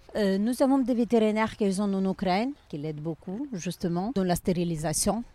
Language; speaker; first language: French; non-native, learner; Ukrainian